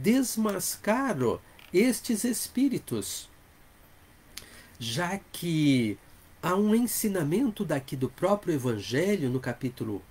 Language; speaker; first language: Portuguese; native; Portuguese